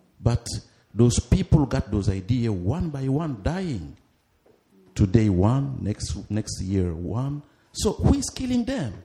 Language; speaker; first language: English; non-native, fluent; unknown